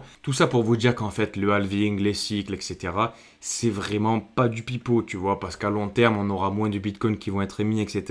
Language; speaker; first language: French; native; French